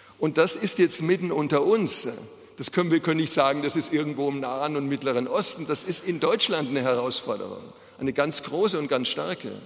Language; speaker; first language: German; native; German